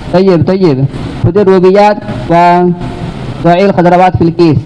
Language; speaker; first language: Arabic; non-native, learner; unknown